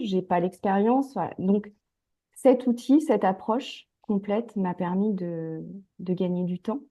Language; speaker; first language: French; native; French